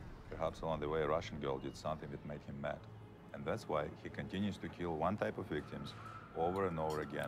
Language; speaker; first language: English; non-native, fluent; Russian